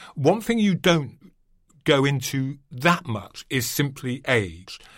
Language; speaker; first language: English; native; English